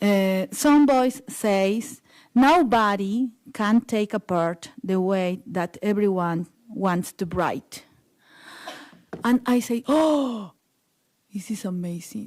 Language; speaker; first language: English; non-native, learner; Spanish